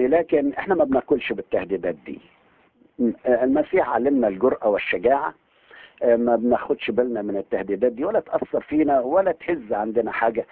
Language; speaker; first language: Arabic; native; Arabic